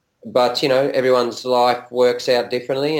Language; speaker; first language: English; native; English